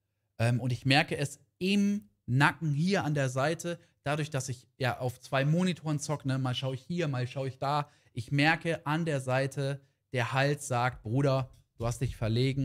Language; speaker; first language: German; native; German